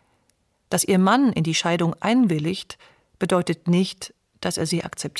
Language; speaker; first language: German; native; German